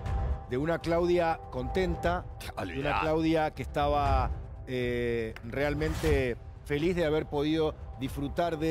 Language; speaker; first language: Spanish; native; Spanish